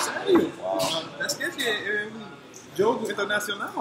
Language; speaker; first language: Portuguese; non-native, learner; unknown